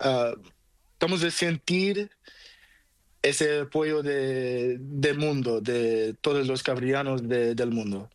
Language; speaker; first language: Spanish; non-native, learner; Portuguese